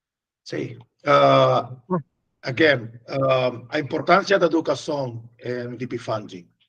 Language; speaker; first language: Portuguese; non-native, learner; Spanish